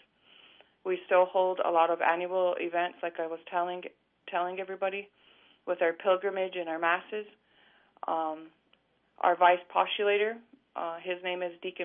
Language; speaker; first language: English; native; English